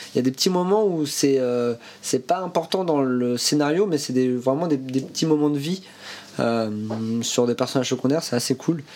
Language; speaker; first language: French; native; French